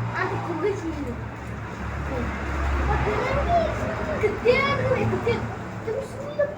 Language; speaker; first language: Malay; non-native, local second language; Javanese